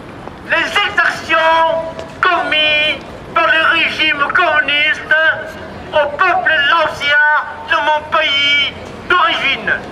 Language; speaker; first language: French; non-native, fluent; Lao